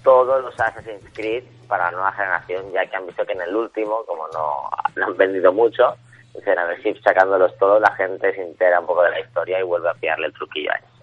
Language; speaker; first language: Spanish; non-native, local second language; Catalan